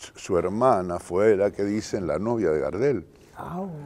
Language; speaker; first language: Spanish; native; Spanish